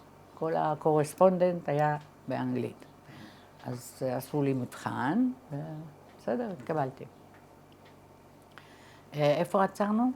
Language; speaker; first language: Hebrew; early bilingual, other home language; Arabic